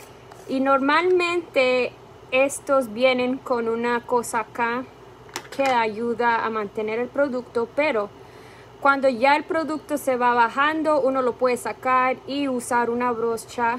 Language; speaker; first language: Spanish; early bilingual, heritage; Spanish